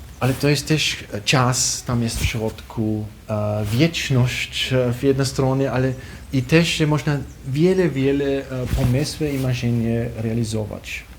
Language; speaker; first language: Polish; non-native, fluent; German